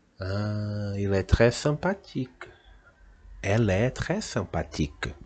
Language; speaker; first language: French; non-native, fluent; Portuguese